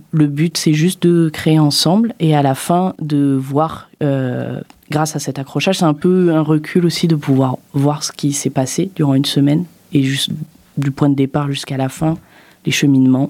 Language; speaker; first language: French; native; French